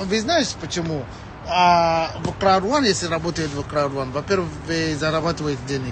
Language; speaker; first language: Russian; non-native, fluent; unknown